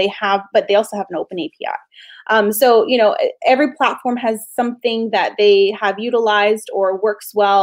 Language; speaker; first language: English; native; English